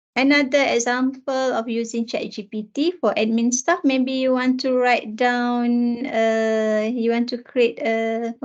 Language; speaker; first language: English; non-native, local second language; Malay